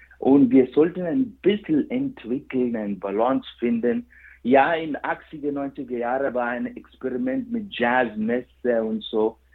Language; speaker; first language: German; non-native, fluent; Kannada